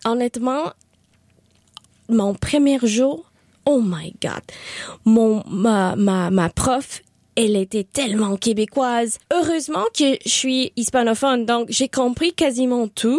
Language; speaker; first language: French; non-native, learner; Spanish